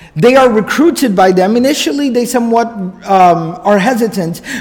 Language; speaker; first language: English; native; English